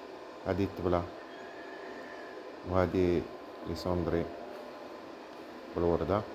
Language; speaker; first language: Arabic; native; Arabic